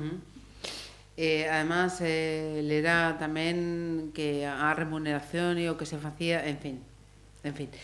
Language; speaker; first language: Galician; non-native, local second language; Spanish